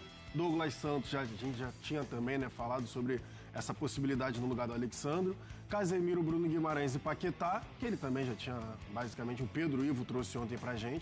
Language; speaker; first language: Portuguese; native; Portuguese